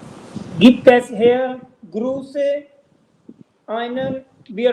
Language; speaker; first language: German; non-native, learner; Urdu